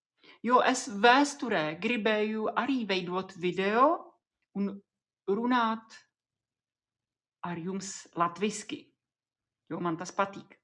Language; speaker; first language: Latvian; non-native, fluent; Czech